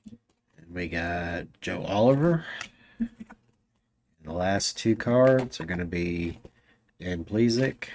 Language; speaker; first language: English; native; English